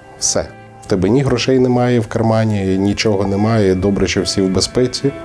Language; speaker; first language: Ukrainian; native; Ukrainian